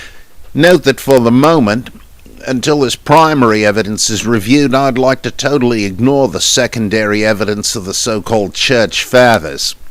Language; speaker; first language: English; native; English